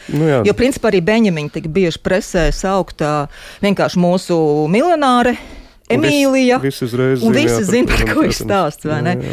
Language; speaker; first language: Latvian; native; Latvian